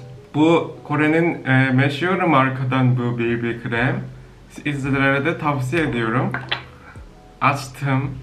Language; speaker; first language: Turkish; non-native, learner; Korean